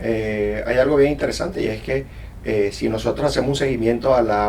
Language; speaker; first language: Spanish; native; Spanish